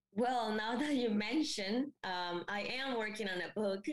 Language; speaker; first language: English; non-native, fluent; Spanish